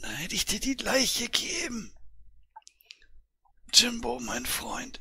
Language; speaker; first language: German; native; German